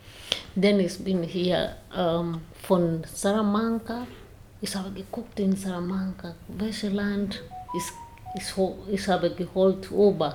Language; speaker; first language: German; non-native, learner; Swahili